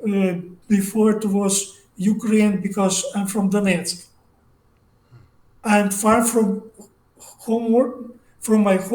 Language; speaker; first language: English; non-native, learner; Russian